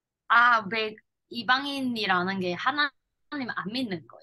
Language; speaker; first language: Korean; non-native, learner; Chinese